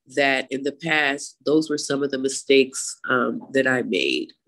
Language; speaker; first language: English; native; English